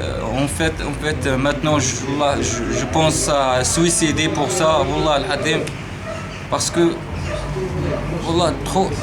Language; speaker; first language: French; non-native, learner; Arabic